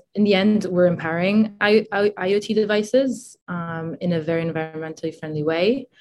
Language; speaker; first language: English; non-native, fluent; Italian